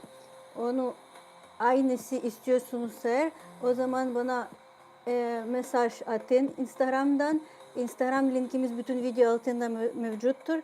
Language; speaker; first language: Turkish; non-native, fluent; Ukrainian